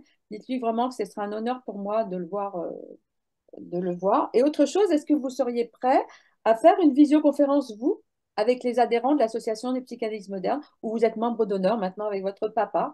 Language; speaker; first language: French; native; French